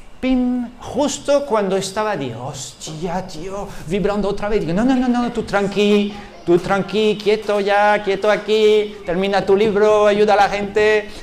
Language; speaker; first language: Spanish; non-native, fluent; French